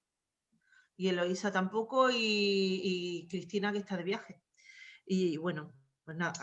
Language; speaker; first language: Spanish; native; Spanish